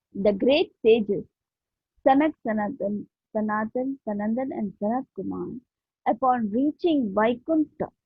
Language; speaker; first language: English; non-native, local second language; Hindi